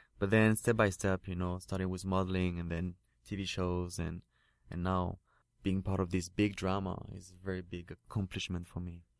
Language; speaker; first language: English; non-native, fluent; French